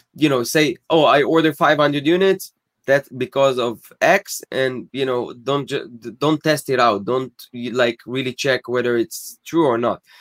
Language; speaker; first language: English; non-native, fluent; Hebrew